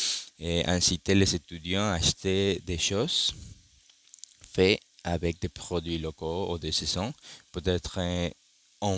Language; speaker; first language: French; non-native, learner; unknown